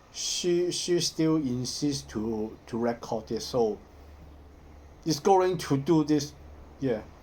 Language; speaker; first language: English; non-native, learner; Cantonese